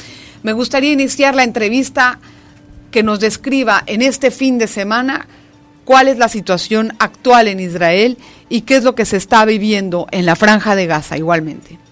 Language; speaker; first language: Spanish; native; Spanish